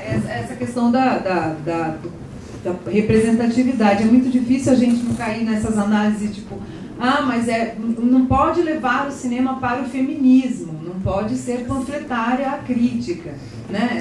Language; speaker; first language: Portuguese; native; Portuguese